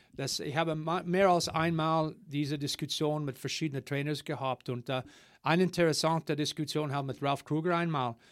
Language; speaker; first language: German; non-native, learner; English